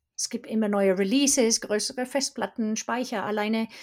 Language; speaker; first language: German; non-native, fluent; Swedish